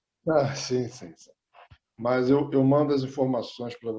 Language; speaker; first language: Portuguese; non-native, fluent; Spanish